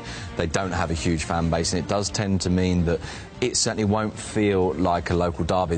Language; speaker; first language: English; native; English